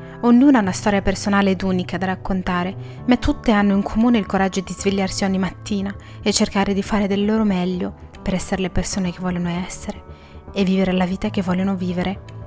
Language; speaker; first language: Italian; native; Italian